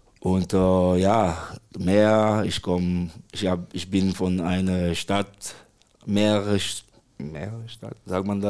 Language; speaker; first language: German; non-native, fluent; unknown